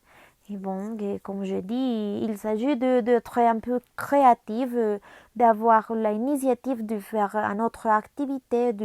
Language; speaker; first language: French; non-native, learner; Spanish